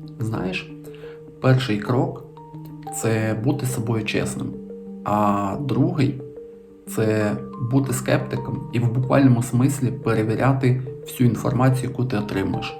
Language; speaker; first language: Ukrainian; native; Ukrainian